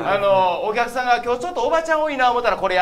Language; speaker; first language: Japanese; native; Japanese